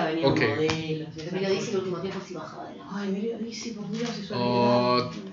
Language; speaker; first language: Spanish; native; Spanish